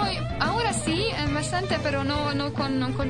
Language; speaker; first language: Spanish; non-native, fluent; Hungarian